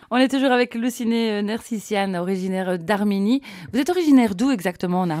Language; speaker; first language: French; native; French